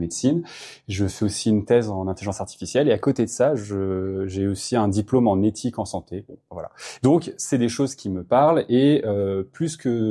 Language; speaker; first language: French; native; French